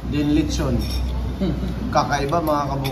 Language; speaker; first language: Filipino; native; Filipino